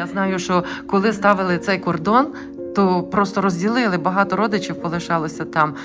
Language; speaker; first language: Ukrainian; native; Ukrainian